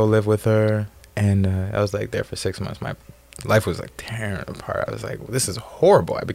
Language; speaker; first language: English; native; English